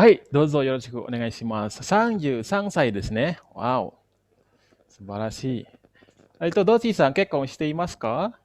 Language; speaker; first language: Japanese; non-native, fluent; Indonesian